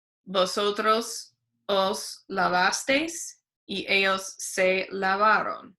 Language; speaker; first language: Spanish; non-native, fluent; English